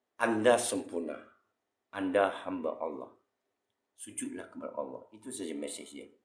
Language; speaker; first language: Malay; non-native, local second language; Chinese